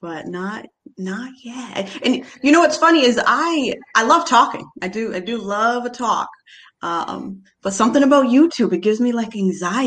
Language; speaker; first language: English; native; English